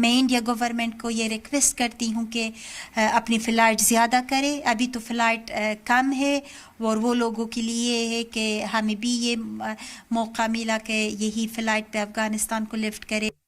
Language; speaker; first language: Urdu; non-native, learner; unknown